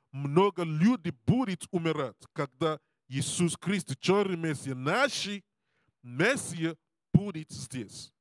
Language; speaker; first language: Russian; non-native, learner; English